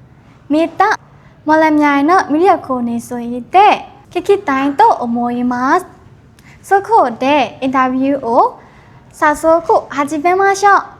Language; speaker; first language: Japanese; non-native, learner; Burmese